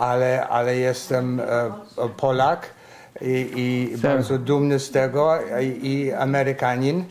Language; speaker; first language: Polish; early bilingual, heritage; Polish